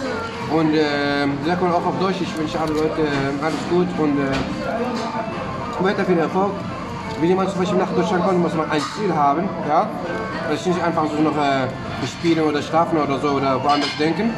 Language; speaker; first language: German; non-native, learner; Arabic